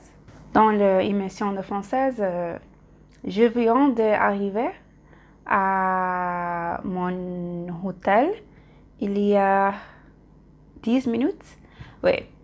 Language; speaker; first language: French; non-native, learner; English